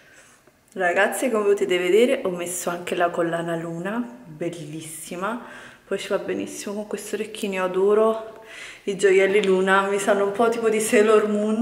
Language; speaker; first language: Italian; native; Italian